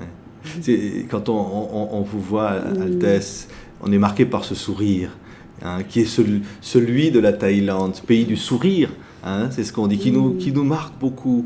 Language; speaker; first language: French; native; French